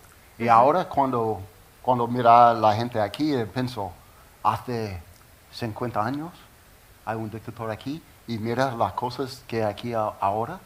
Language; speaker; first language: Spanish; non-native, learner; English